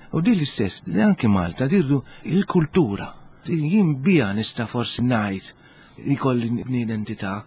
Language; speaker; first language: Maltese; early bilingual, heritage; Italian